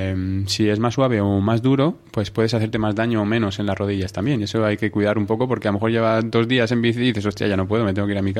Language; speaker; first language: Spanish; native; Spanish